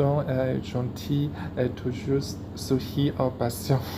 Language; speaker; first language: French; non-native, learner; Chinese